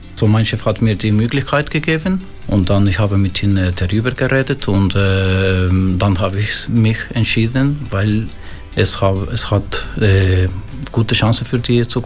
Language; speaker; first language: German; non-native, local second language; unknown